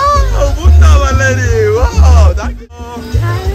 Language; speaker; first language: German; non-native, learner; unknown